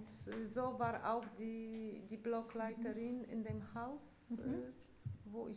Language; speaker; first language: German; non-native, fluent; Polish